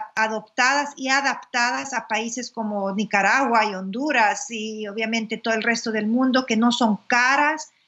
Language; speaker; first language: Spanish; native; Spanish